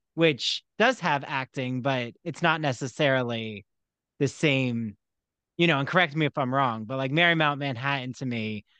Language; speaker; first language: English; native; English